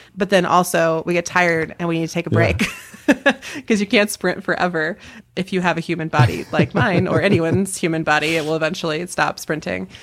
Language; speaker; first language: English; native; English